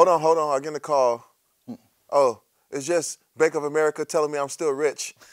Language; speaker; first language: English; native; English